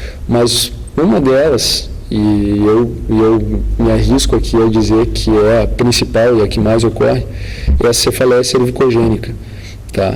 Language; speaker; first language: Portuguese; native; Portuguese